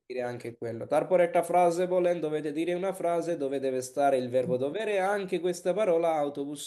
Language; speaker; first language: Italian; non-native, fluent; Bangla